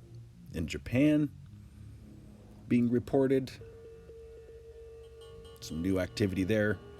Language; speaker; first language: English; native; English